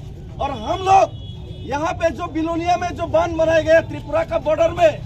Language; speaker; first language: Hindi; non-native, local second language; Kok Borok